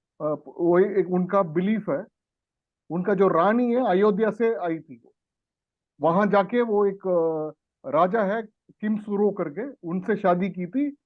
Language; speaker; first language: Hindi; non-native, local second language; Tamil